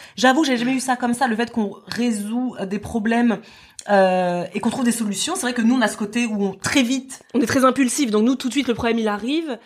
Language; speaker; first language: French; native; French